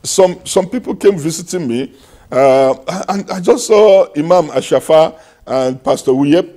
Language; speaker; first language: English; non-native, local second language; Yoruba